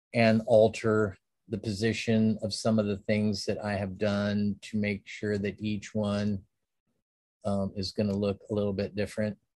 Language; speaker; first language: English; native; English